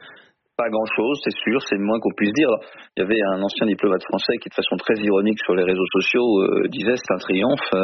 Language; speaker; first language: French; native; French